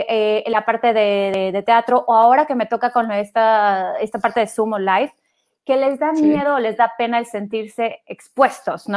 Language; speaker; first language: Spanish; native; Spanish